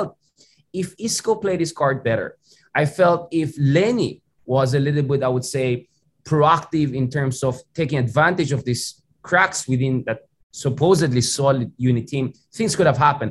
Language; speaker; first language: English; non-native, local second language; Filipino